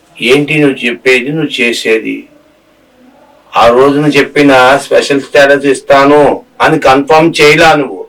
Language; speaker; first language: Telugu; native; Telugu